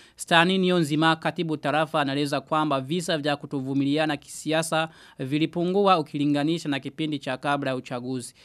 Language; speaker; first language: Swahili; non-native, local second language; Rundi